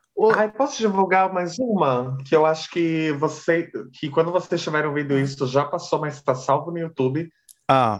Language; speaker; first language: Portuguese; native; Portuguese